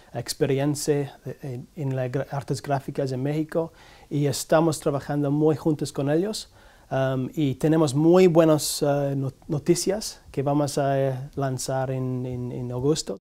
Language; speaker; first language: Spanish; non-native, learner; English